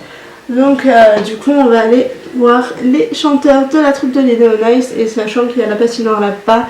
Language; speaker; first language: French; native; French